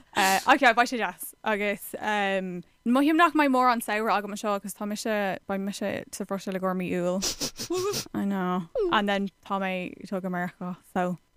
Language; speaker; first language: Irish; non-native, local second language; English